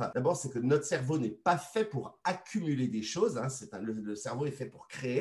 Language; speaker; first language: French; native; French